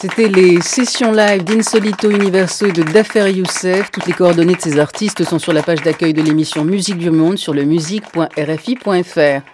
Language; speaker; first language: French; native; French